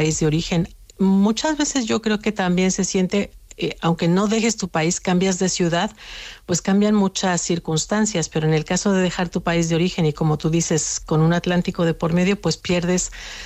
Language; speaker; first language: Spanish; native; Spanish